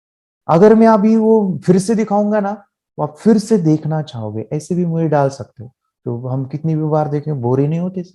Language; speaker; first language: Hindi; native; Hindi